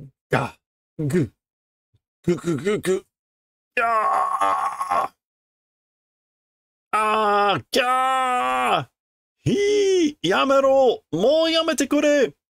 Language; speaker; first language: Japanese; non-native, learner; English